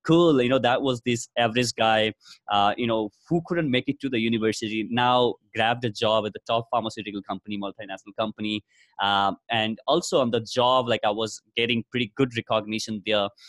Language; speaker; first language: English; non-native, local second language; Nepali